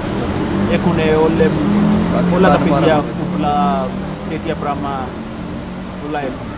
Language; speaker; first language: Greek; non-native, learner; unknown